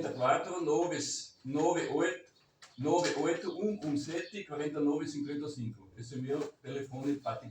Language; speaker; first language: Portuguese; non-native, learner; German